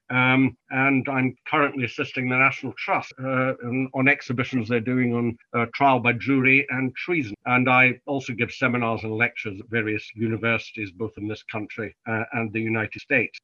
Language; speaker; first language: English; native; English